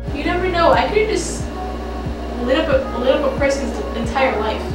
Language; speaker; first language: English; native; English